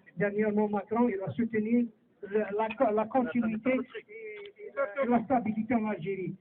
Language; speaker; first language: French; non-native, local second language; Kabyle